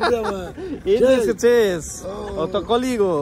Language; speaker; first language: Polish; non-native, learner; Nepali